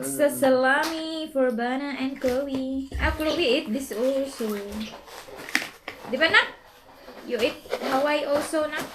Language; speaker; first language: English; non-native, local second language; Filipino